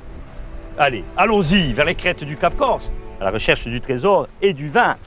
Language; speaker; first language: French; native; French